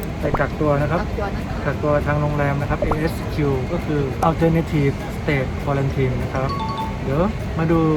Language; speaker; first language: Thai; native; Thai